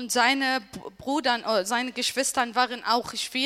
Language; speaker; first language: German; non-native, learner; Arabic